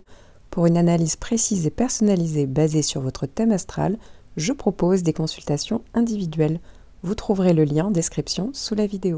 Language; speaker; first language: French; native; French